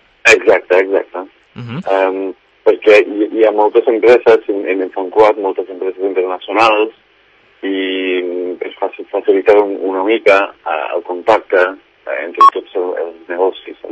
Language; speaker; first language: Catalan; non-native, fluent; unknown